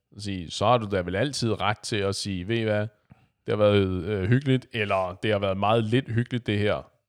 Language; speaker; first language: Danish; native; Danish